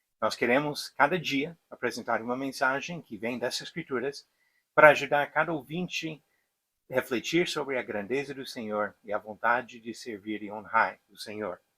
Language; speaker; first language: Portuguese; non-native, fluent; English